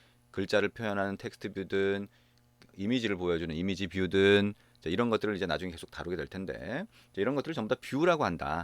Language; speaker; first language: Korean; native; Korean